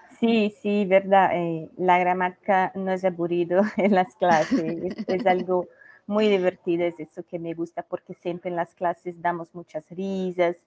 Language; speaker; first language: Spanish; non-native, learner; Portuguese